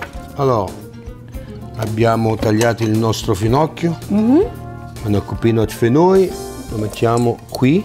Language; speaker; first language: Italian; early bilingual, heritage; Italian